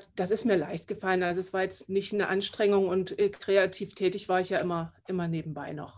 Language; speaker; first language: German; native; German